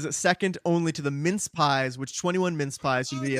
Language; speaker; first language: English; native; English